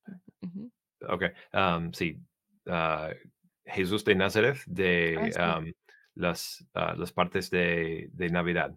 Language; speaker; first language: Spanish; non-native, fluent; English